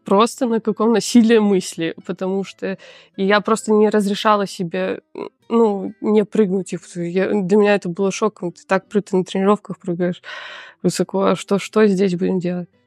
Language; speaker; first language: Russian; native; Russian